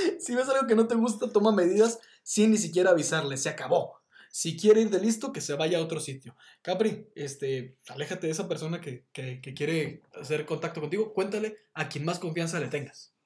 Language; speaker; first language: Spanish; native; Spanish